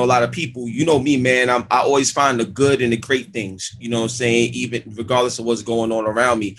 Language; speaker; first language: English; native; English